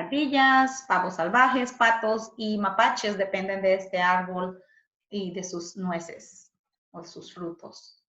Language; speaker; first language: Spanish; early bilingual, heritage; Spanish